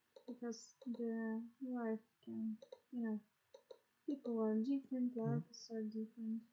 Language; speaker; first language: English; non-native, learner; Russian